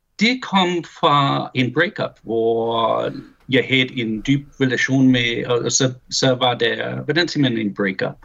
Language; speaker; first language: Danish; early bilingual, heritage; Danish